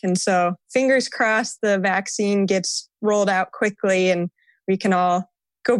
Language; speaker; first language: English; native; English